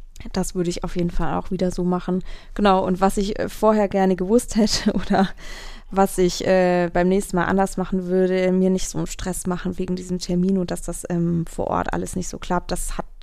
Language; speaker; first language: German; native; German